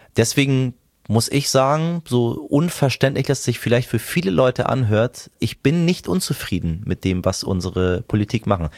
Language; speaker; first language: German; early bilingual, other home language; Persian